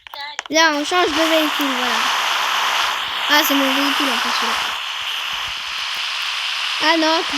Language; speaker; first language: French; native; French